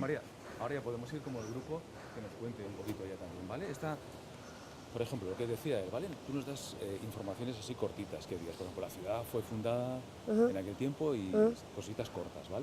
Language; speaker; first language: Spanish; native; Spanish